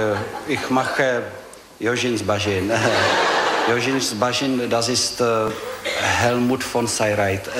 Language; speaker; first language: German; non-native, learner; Czech